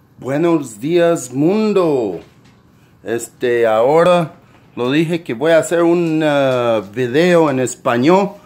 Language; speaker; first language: Spanish; early bilingual, heritage; Spanish